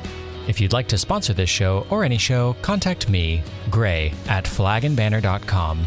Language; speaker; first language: English; native; English